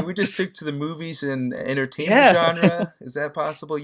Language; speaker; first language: English; native; English